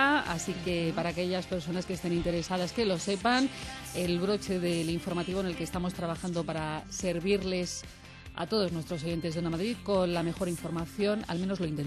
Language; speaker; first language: Spanish; native; Spanish